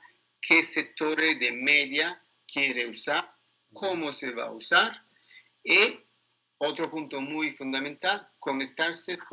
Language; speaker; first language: Spanish; non-native, learner; Italian